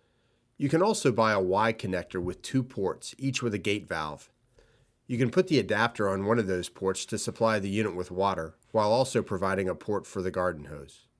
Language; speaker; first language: English; native; English